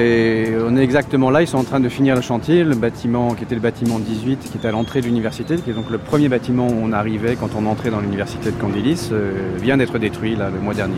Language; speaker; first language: French; native; French